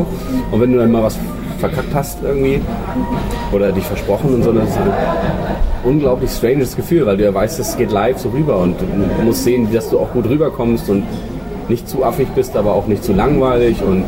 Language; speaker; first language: German; native; German